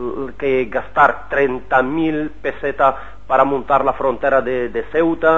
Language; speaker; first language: Spanish; non-native, learner; Arabic